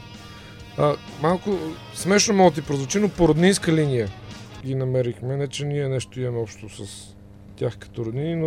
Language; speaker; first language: Bulgarian; native; Bulgarian